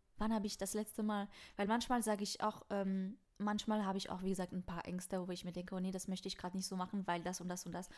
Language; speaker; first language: German; non-native, fluent; French